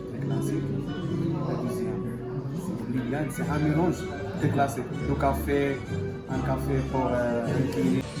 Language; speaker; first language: French; non-native, local second language; Arabic